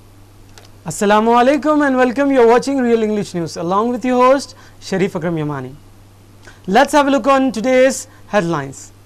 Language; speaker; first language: English; non-native, local second language; Urdu